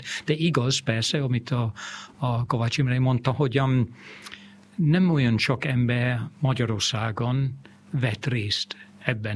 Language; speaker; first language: Hungarian; non-native, fluent; English